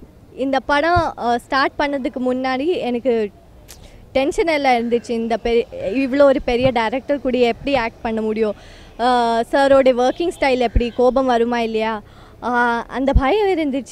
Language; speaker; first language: Tamil; non-native, learner; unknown